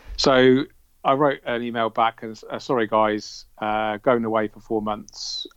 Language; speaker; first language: English; native; English